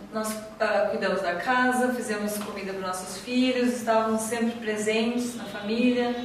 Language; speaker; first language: Portuguese; native; Portuguese